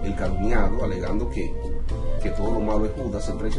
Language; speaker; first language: Spanish; native; Spanish